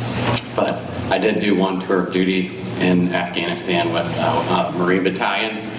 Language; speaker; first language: English; native; English